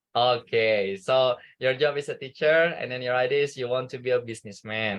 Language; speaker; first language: English; non-native, fluent; Indonesian